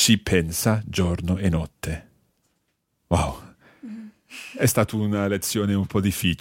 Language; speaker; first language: Italian; non-native, fluent; English